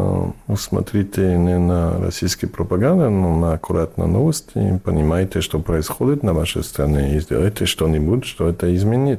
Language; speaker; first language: Russian; non-native, fluent; English